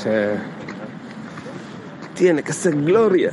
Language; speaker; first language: Spanish; native; Spanish